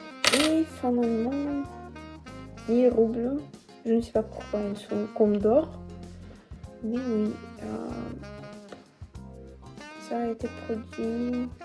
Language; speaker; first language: French; non-native, learner; Russian